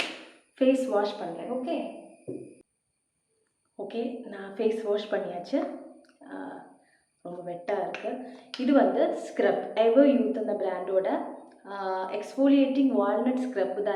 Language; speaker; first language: Tamil; non-native, learner; Malayalam